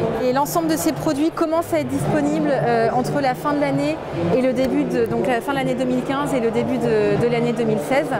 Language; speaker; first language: French; native; French